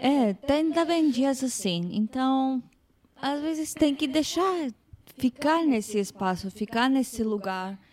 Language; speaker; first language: Portuguese; non-native, fluent; Hebrew